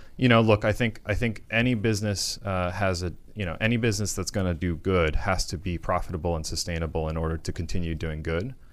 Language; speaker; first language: English; native; English